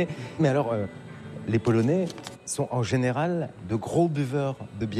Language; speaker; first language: French; native; French